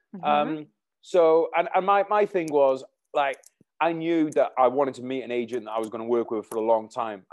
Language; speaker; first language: English; native; English